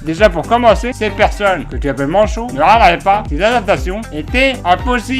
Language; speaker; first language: French; native; French